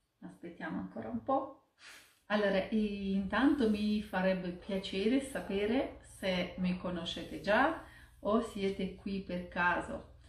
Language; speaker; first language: Italian; non-native, fluent; Russian